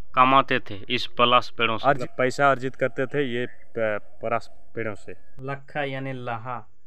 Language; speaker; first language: Hindi; non-native, local second language; Bangla